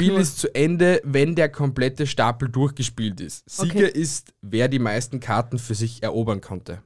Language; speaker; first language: German; native; German